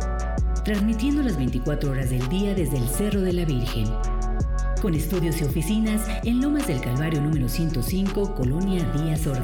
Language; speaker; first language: Spanish; native; Spanish